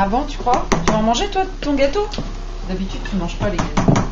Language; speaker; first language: French; native; French